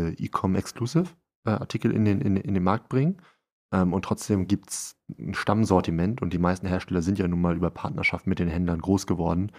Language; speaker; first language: German; native; German